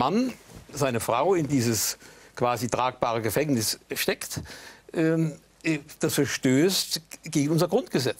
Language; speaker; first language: German; native; German